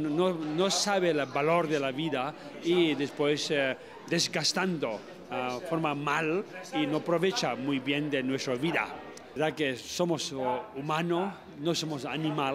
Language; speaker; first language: Spanish; non-native, learner; Tibetan